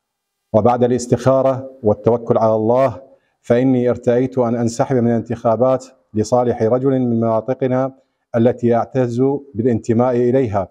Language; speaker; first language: Arabic; native; Arabic